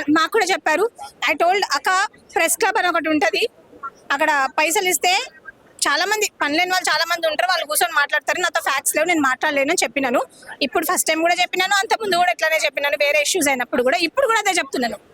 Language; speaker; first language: Telugu; non-native, local second language; Lambadi